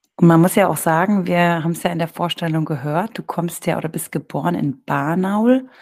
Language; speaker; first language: German; native; German